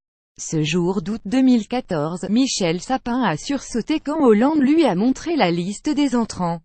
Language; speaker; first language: French; native; French